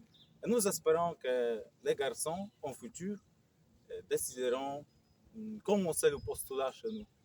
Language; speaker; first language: French; non-native, fluent; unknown